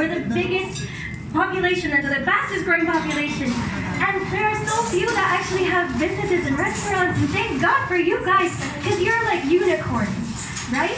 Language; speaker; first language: English; native; English